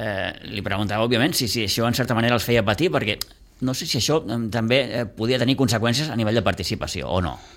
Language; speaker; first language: Catalan; native; Catalan